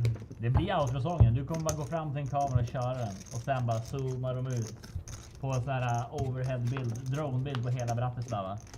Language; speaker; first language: Swedish; native; Swedish